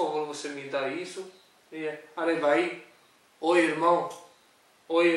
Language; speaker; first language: Portuguese; non-native, learner; Urdu